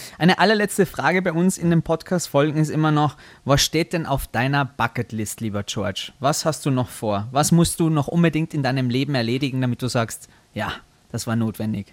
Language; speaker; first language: German; native; German